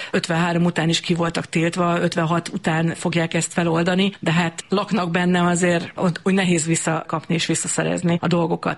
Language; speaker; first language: Hungarian; native; Hungarian